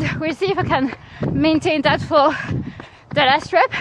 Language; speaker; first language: English; native; English